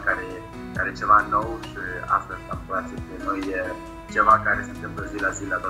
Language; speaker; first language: Romanian; early bilingual, heritage; Romanian